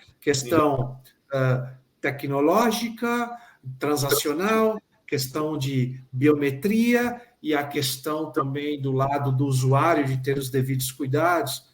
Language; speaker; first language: Portuguese; native; Portuguese